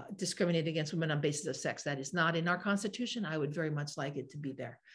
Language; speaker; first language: English; native; English